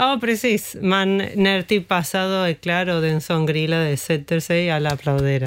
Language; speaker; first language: Swedish; non-native, fluent; Spanish